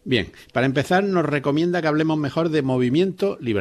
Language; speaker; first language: Spanish; native; Spanish